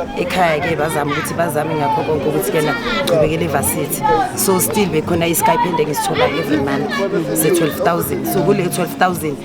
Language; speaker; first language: Zulu; native; Zulu